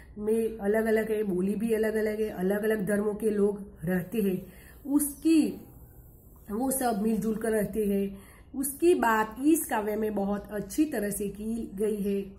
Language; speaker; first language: Hindi; non-native, local second language; Gujarati